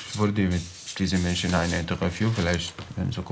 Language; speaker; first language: German; non-native, learner; Arabic